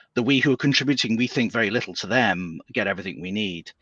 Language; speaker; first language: English; native; English